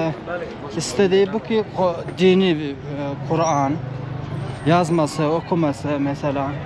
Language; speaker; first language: Turkish; non-native, learner; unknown